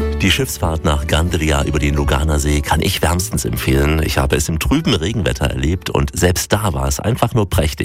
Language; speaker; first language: German; native; German